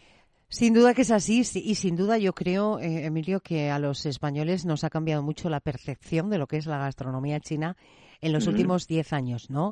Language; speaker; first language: Spanish; native; Spanish